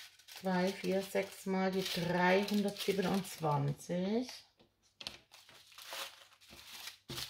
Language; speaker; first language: German; native; German